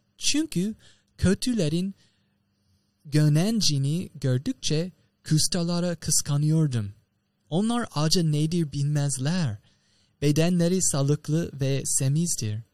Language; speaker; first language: Turkish; non-native, fluent; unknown